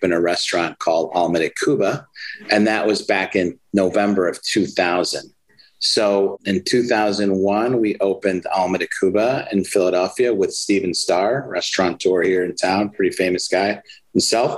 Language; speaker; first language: English; native; English